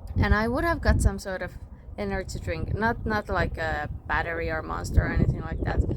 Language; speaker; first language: English; non-native, fluent; Finnish